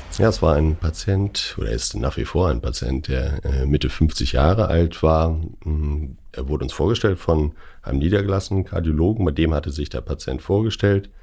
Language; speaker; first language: German; native; German